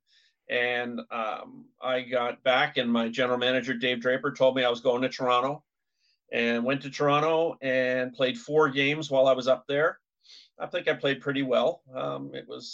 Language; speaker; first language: English; native; English